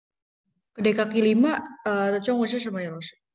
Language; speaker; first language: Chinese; non-native, learner; Indonesian